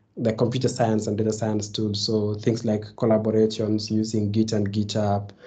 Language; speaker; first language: English; non-native, local second language; Kalenjin